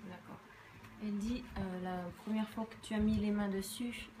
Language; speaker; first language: French; native; French